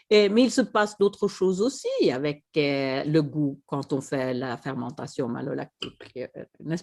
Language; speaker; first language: French; non-native, fluent; Swedish